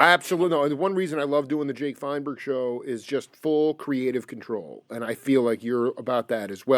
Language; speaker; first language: English; native; English